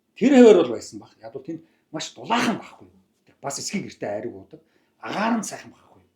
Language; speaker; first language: Mongolian; native; Mongolian